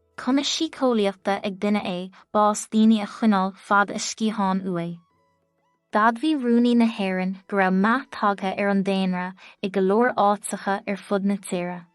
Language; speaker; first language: Irish; native; Irish